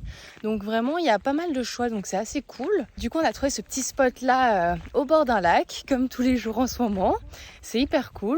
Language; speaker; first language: French; native; French